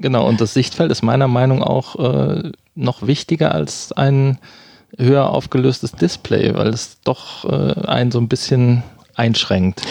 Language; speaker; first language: German; native; German